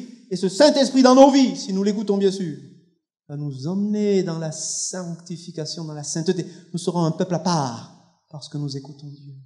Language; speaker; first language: French; native; French